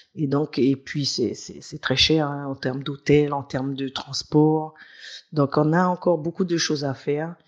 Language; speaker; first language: French; native; French